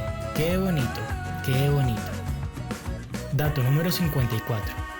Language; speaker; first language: Spanish; native; Spanish